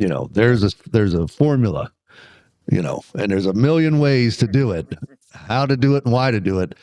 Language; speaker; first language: English; native; English